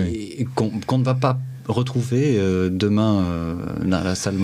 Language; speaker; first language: French; native; French